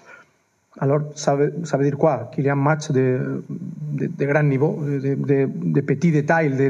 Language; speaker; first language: French; non-native, fluent; Spanish